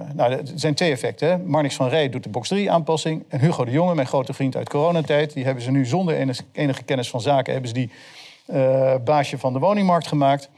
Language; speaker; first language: Dutch; native; Dutch